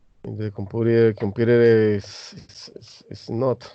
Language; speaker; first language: English; non-native, learner; Spanish